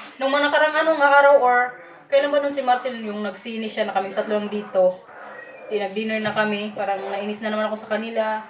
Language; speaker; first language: Filipino; non-native, local second language; Waray